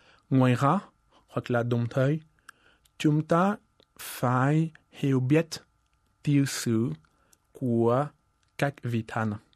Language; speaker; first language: Vietnamese; non-native, fluent; French